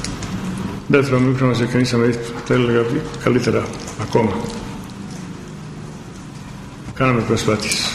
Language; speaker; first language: Greek; non-native, fluent; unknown